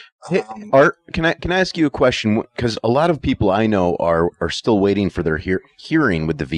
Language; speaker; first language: English; native; English